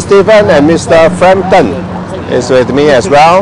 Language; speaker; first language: English; non-native, local second language; Chinese